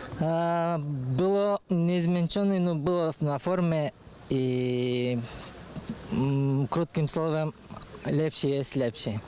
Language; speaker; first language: Polish; non-native, learner; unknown